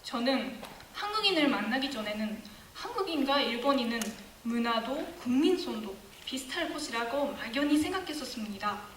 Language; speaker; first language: Korean; non-native, fluent; Japanese